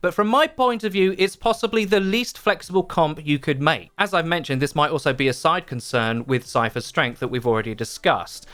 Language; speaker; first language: English; native; English